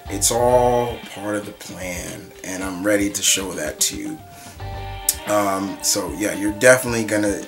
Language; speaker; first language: English; native; English